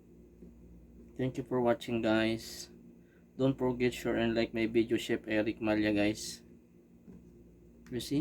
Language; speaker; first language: English; non-native, local second language; Filipino